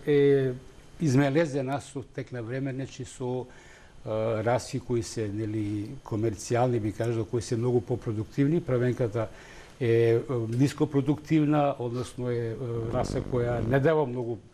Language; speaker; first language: Macedonian; native; Macedonian